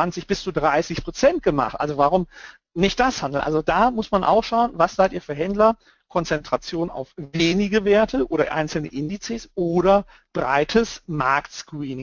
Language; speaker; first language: German; native; German